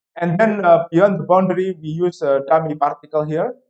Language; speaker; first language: English; non-native, fluent; Indonesian